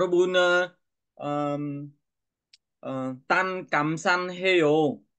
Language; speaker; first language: Korean; non-native, learner; Vietnamese